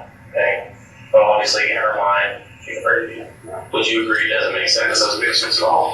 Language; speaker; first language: English; native; English